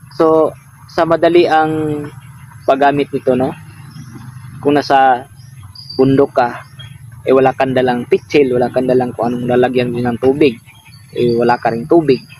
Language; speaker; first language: Filipino; non-native, local second language; Cebuano